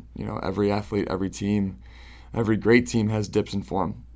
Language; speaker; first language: English; native; English